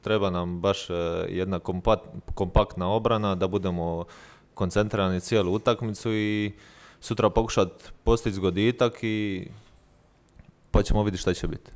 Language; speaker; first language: Croatian; native; Croatian